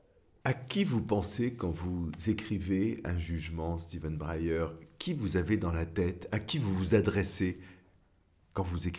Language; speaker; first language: French; native; French